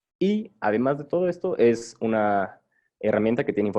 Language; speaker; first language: Spanish; native; Spanish